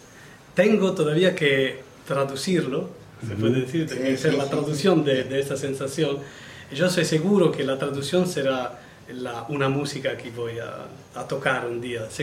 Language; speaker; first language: Spanish; non-native, learner; Italian